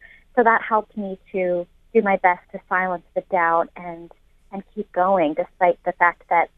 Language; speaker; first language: English; native; English